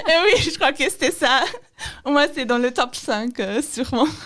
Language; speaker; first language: French; non-native, fluent; German